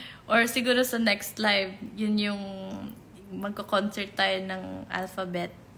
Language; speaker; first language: Filipino; native; Filipino